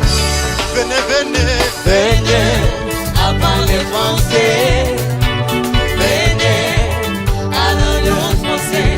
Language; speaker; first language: French; non-native, learner; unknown